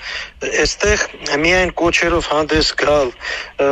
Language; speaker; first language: Armenian; native; Armenian